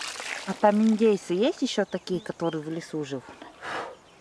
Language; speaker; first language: Russian; native; Russian